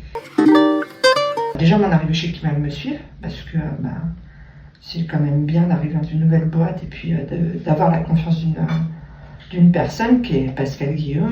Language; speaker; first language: French; native; French